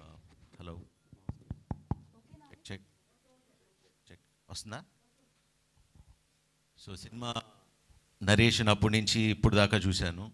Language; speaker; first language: Telugu; native; Telugu